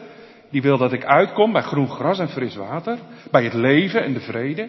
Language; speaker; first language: Dutch; native; Dutch